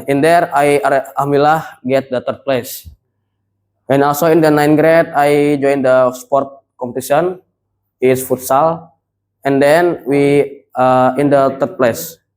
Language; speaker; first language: English; non-native, learner; Indonesian